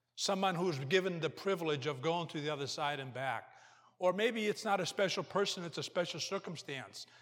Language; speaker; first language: English; early bilingual, other home language; Portuguese